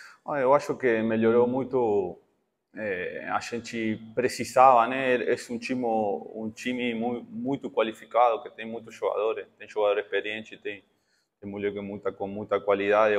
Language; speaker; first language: Portuguese; non-native, fluent; Spanish